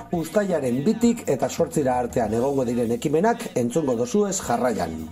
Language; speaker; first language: Basque; native; Basque